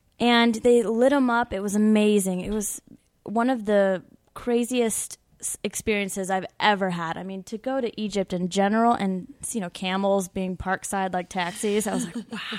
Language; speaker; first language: English; native; English